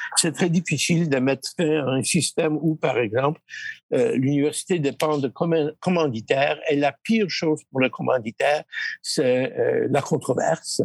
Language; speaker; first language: French; early bilingual, other home language; Polish